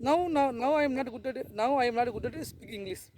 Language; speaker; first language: English; non-native, learner; Tamil